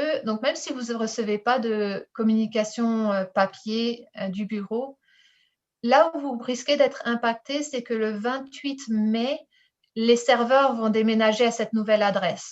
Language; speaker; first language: French; native; French